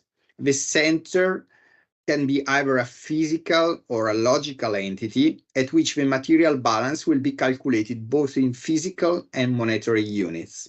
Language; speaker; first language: English; non-native, fluent; Italian